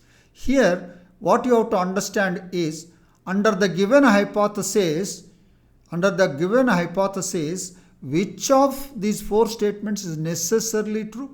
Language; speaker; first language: English; non-native, local second language; Telugu